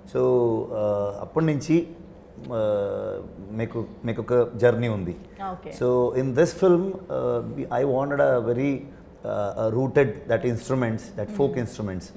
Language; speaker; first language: Telugu; non-native, learner; Kannada